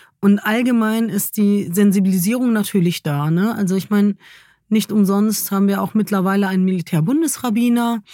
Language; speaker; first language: German; early bilingual, other home language; Kurdish